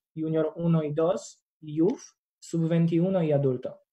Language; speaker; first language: Spanish; non-native, fluent; Polish